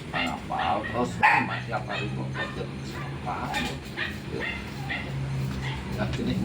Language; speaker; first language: Indonesian; non-native, local second language; Balinese